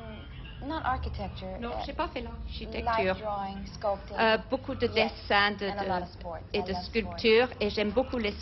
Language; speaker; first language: French; non-native, learner; English